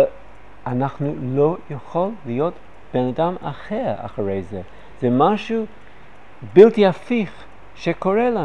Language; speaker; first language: Hebrew; non-native, fluent; English